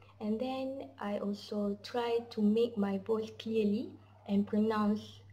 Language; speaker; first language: English; non-native, learner; Malay